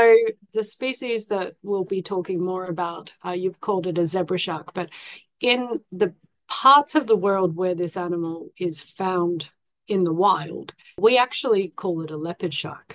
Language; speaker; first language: English; native; English